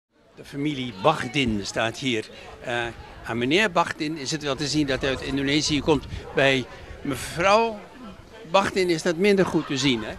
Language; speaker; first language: Dutch; native; Dutch